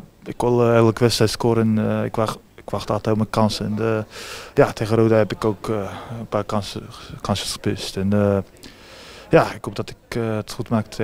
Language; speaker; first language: Dutch; early bilingual, heritage; Japanese